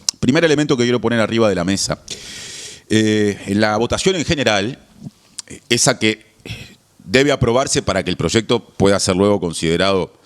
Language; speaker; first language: Spanish; native; Spanish